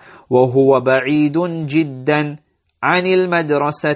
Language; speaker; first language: Arabic; non-native, fluent; English